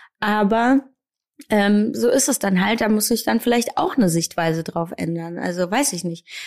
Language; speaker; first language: German; native; German